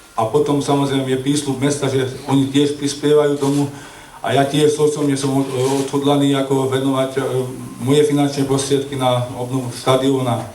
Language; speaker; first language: Slovak; non-native, local second language; Hungarian